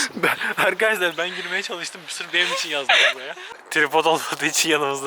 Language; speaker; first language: Turkish; native; Turkish